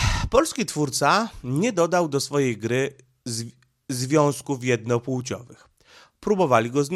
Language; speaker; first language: Polish; native; Polish